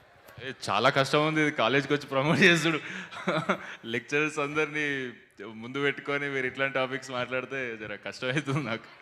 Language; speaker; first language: Telugu; native; Telugu